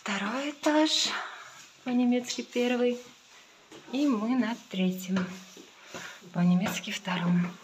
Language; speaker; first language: Russian; native; Russian